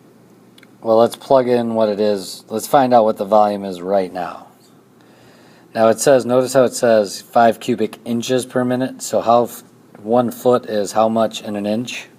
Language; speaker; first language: English; native; English